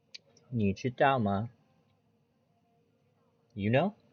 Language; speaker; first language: Chinese; non-native, learner; English